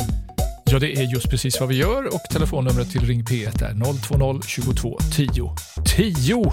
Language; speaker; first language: Swedish; native; Swedish